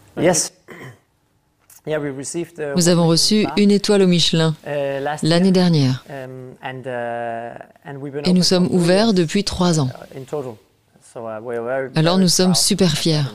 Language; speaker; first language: French; non-native, fluent; Danish